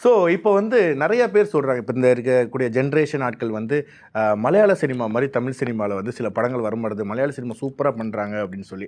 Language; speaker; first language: Tamil; native; Tamil